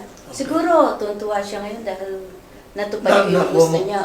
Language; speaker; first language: Filipino; native; Filipino